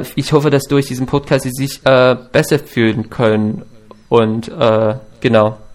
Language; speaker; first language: German; non-native, fluent; Chinese